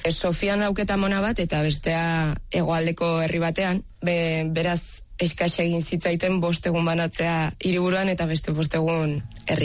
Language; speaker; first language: Basque; early bilingual, other home language; Bulgarian